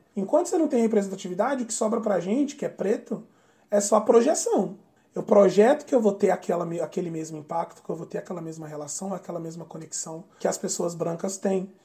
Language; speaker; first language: Portuguese; native; Portuguese